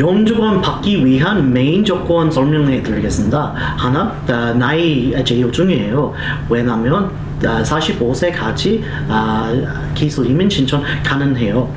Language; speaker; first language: Korean; non-native, learner; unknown